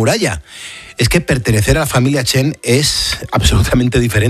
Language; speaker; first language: Spanish; native; Spanish